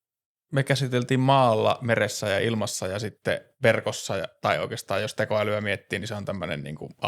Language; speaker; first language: Finnish; native; Finnish